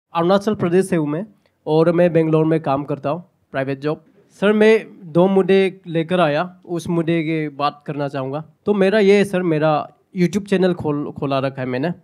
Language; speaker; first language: Hindi; non-native, local second language; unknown